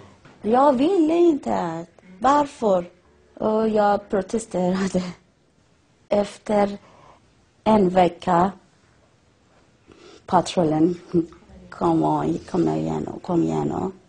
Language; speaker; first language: Swedish; non-native, learner; Persian